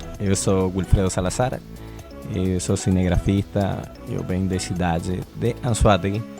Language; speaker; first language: Portuguese; non-native, learner; Spanish